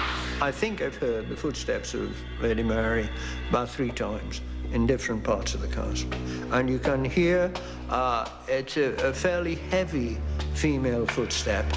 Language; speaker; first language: English; native; English